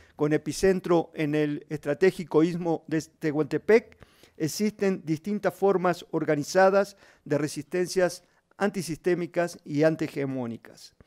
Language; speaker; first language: Spanish; native; Spanish